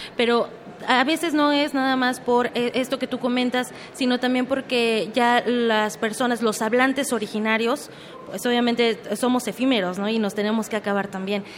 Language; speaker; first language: Spanish; native; Spanish